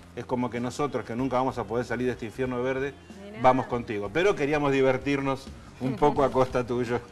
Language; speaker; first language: Spanish; native; Spanish